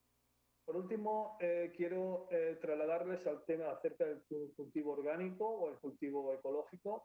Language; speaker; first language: Spanish; native; Spanish